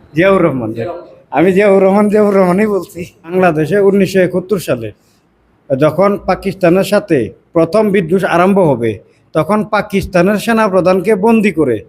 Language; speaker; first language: Bangla; non-native, local second language; Assamese